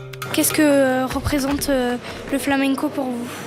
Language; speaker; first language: French; native; French